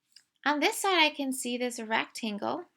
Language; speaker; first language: English; native; English